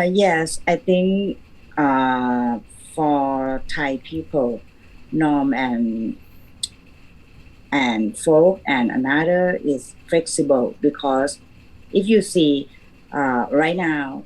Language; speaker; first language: English; non-native, learner; Thai